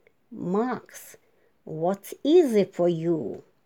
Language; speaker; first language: English; non-native, fluent; Ukrainian